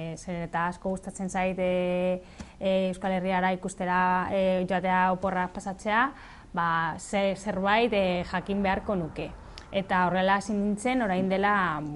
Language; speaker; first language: Basque; non-native, learner; Spanish